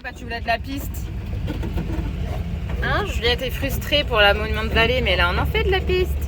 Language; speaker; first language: French; native; French